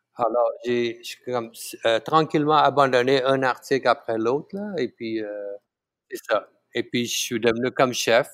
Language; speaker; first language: French; non-native, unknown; Tamil